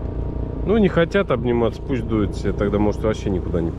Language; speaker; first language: Russian; native; Russian